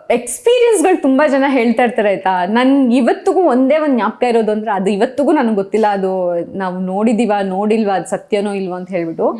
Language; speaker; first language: Kannada; non-native, local second language; Kodava